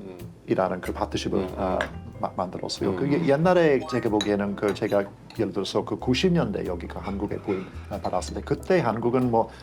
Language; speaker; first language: Korean; non-native, fluent; English